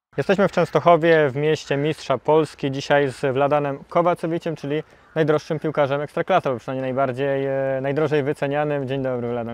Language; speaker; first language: Polish; native; Polish